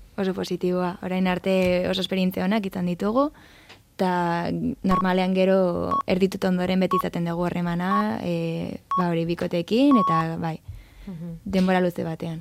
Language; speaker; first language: Basque; native; Basque